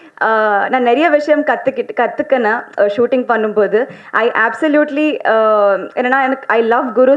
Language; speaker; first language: Tamil; non-native, learner; Telugu